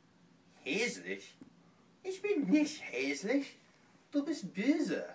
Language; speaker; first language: German; non-native, learner; English